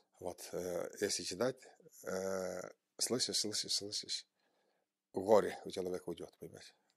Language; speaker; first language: Russian; non-native, local second language; Tuvinian